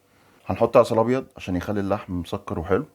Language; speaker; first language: Arabic; native; Arabic